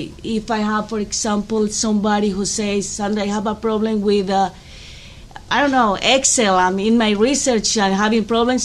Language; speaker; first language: English; non-native, fluent; Spanish